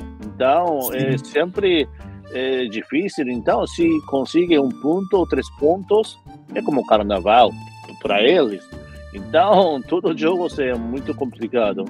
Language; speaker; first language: Portuguese; non-native, fluent; Japanese